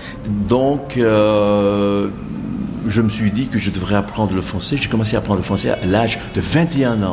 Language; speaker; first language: French; non-native, fluent; Bangla